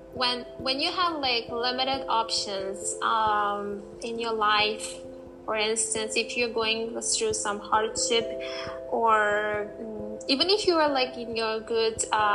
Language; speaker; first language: English; non-native, fluent; Uzbek